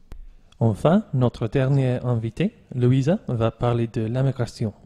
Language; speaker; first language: French; non-native, learner; English